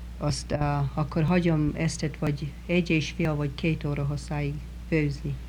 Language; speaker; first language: Hungarian; early bilingual, heritage; Hungarian